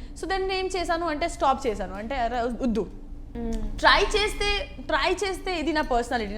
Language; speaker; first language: Telugu; non-native, learner; Gujarati